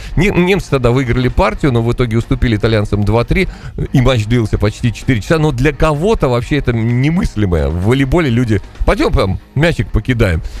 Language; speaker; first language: Russian; native; Russian